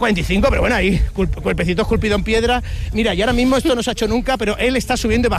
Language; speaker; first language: Spanish; native; Spanish